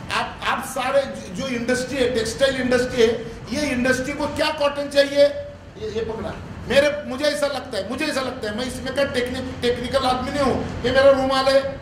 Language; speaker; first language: Hindi; non-native, local second language; Marathi